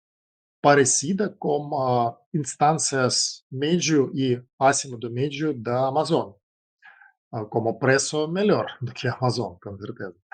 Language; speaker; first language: Portuguese; non-native, fluent; Russian